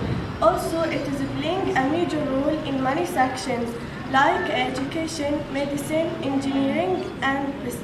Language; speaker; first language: English; non-native, learner; Arabic